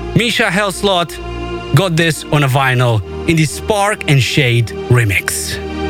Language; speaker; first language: English; non-native, fluent; Romanian